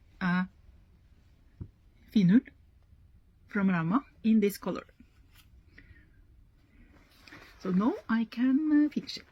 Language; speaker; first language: English; non-native, learner; Norwegian